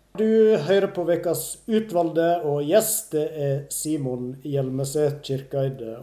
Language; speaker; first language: Norwegian; native; Norwegian